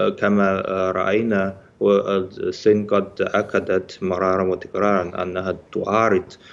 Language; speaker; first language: Arabic; non-native, fluent; Chinese